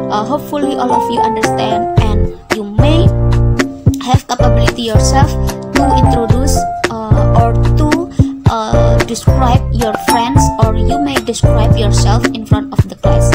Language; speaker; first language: English; non-native, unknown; Indonesian